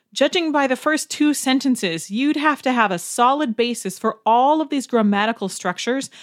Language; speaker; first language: English; native; English